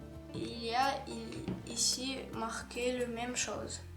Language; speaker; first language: French; non-native, learner; Ukrainian